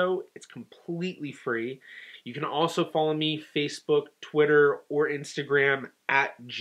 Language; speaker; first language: English; native; English